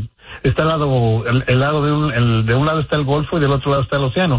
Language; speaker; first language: Spanish; native; Spanish